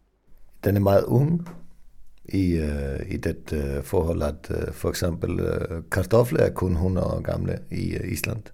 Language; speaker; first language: Danish; non-native, fluent; Icelandic